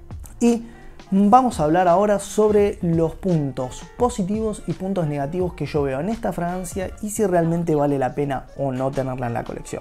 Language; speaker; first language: Spanish; native; Spanish